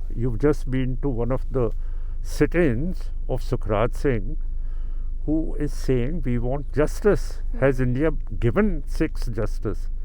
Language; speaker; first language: English; non-native, local second language; Punjabi